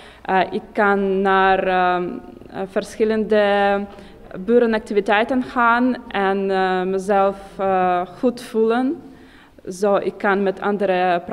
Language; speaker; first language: Dutch; non-native, learner; Russian